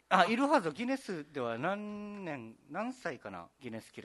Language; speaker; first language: Japanese; native; Japanese